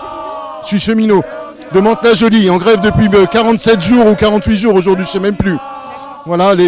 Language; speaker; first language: French; native; French